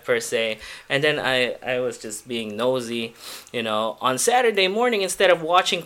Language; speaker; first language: English; non-native, local second language; Filipino